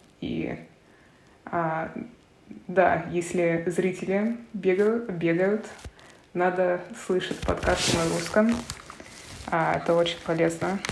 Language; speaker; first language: Russian; non-native, learner; English